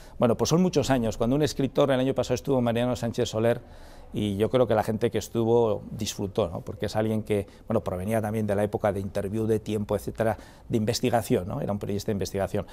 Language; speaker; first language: Spanish; native; Spanish